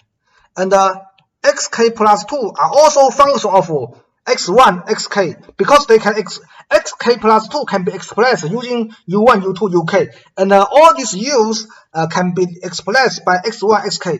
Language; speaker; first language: English; non-native, fluent; Chinese